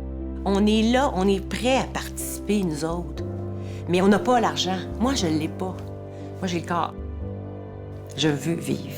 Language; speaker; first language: French; native; French